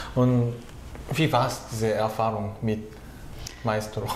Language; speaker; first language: German; non-native, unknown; Korean